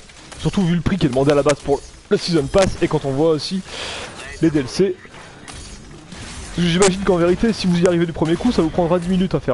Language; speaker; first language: French; native; French